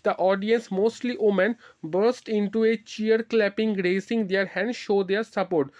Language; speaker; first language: English; non-native, local second language; Bangla